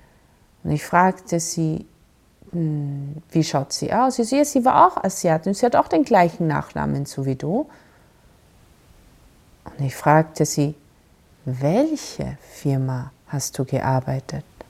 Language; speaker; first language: German; non-native, fluent; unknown